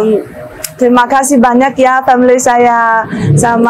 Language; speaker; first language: Indonesian; non-native, learner; Chinese